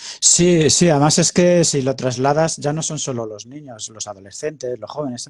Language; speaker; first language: Spanish; native; Spanish